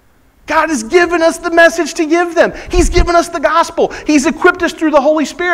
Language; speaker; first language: English; native; English